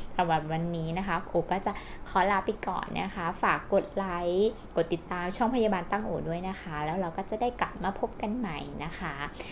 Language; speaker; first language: Thai; native; Thai